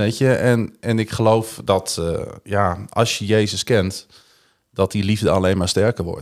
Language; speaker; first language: Dutch; native; Dutch